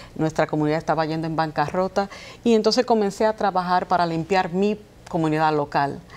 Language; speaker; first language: Spanish; early bilingual, heritage; Spanish